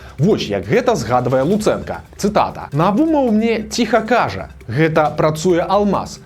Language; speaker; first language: Belarusian; native; Belarusian